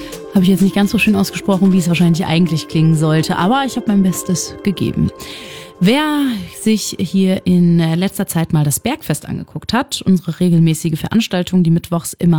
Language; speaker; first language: German; native; German